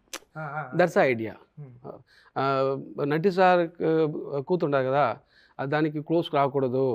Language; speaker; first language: Telugu; non-native, learner; Tamil